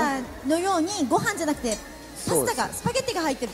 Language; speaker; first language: Japanese; native; Japanese